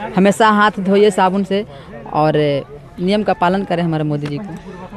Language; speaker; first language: Hindi; native; Hindi